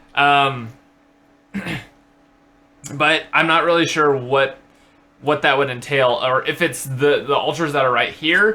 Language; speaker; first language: English; native; English